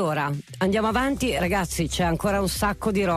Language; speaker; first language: Italian; native; Italian